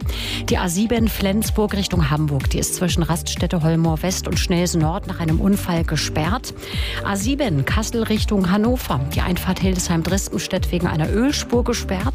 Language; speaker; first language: German; native; German